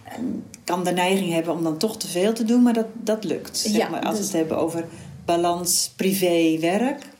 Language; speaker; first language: Dutch; native; Dutch